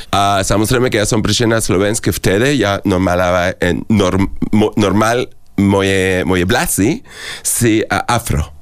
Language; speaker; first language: Slovak; non-native, fluent; Spanish